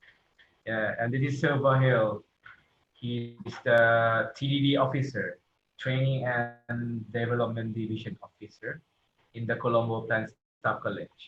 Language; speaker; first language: English; non-native, fluent; Thai